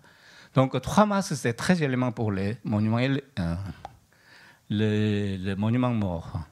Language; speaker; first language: French; non-native, learner; Korean